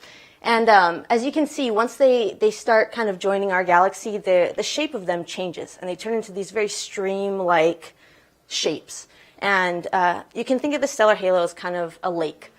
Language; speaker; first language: English; native; English